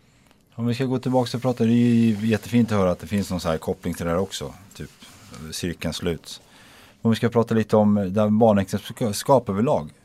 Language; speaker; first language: Swedish; native; Swedish